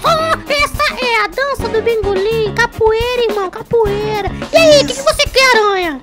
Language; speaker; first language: Portuguese; native; Portuguese